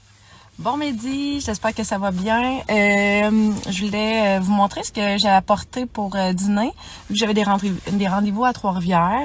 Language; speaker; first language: French; native; French